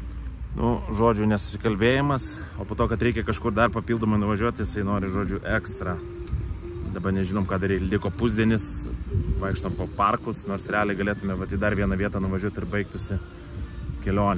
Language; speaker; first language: Lithuanian; native; Lithuanian